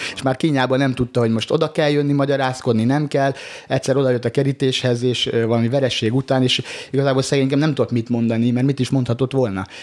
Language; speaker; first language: Hungarian; native; Hungarian